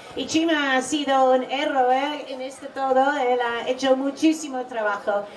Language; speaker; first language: Spanish; non-native, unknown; English